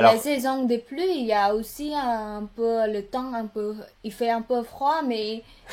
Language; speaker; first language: French; non-native, learner; Khmer